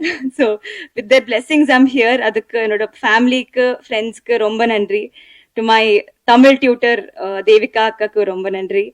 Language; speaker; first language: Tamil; non-native, learner; Telugu